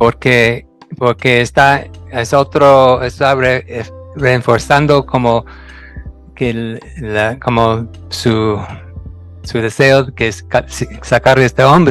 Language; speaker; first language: Spanish; non-native, fluent; English